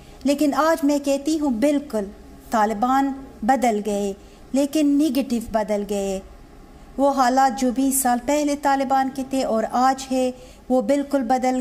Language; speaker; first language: Hindi; non-native, learner; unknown